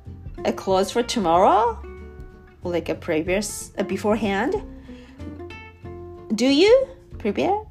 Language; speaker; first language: English; non-native, learner; Japanese